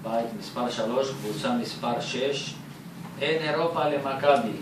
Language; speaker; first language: Hebrew; native; Hebrew